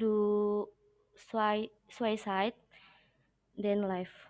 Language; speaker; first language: English; non-native, learner; Indonesian